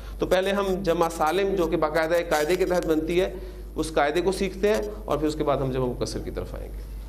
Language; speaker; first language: Urdu; native; Urdu